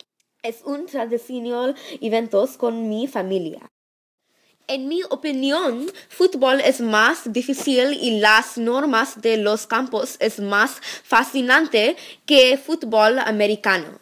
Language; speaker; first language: Spanish; non-native, learner; English